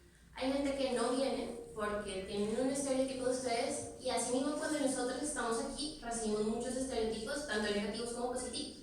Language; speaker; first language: Spanish; native; Spanish